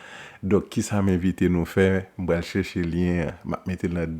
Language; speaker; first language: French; non-native, local second language; Haitian Creole